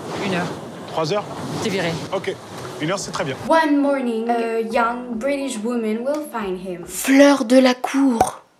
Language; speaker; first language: English; non-native, fluent; French